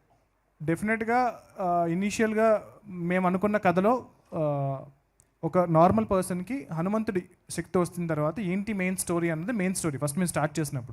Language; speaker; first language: Telugu; native; Telugu